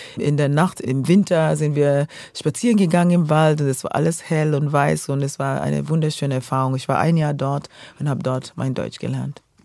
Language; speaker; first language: German; non-native, fluent; Luo (Kenya and Tanzania)